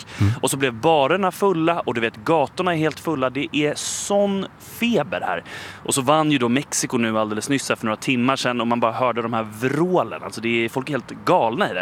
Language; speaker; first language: Swedish; native; Swedish